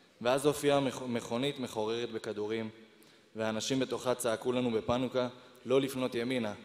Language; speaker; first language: Hebrew; native; Hebrew